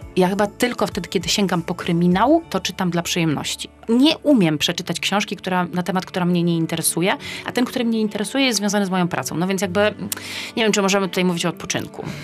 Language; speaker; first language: Polish; native; Polish